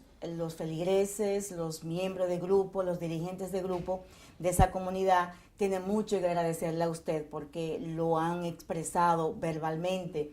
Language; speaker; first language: Spanish; native; Spanish